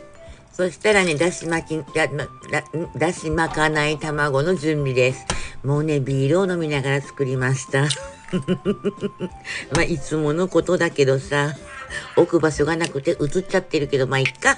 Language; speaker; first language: Japanese; native; Japanese